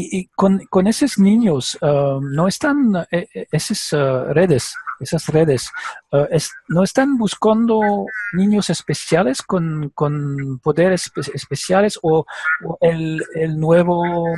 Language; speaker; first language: Spanish; non-native, learner; French